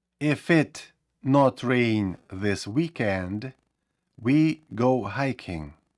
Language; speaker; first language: English; non-native, fluent; Ukrainian